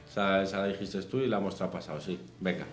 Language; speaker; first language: Spanish; native; Spanish